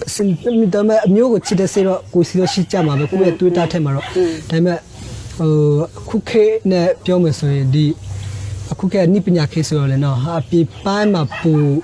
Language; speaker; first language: Burmese; non-native, local second language; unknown